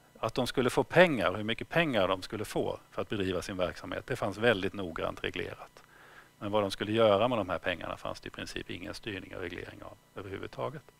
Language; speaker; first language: Swedish; native; Swedish